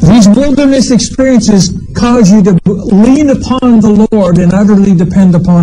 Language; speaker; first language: English; native; English